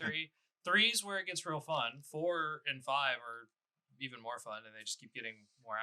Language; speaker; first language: English; native; English